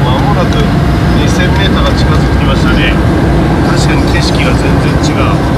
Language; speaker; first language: Japanese; native; Japanese